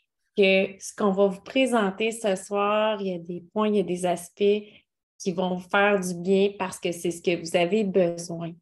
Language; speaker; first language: French; native; French